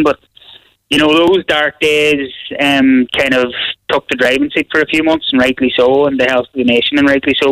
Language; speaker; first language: English; native; English